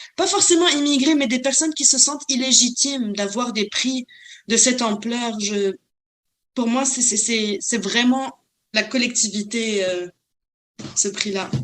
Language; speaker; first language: French; non-native, local second language; Arabic